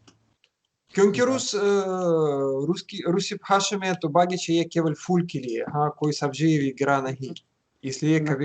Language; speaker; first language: Hindi; non-native, learner; Russian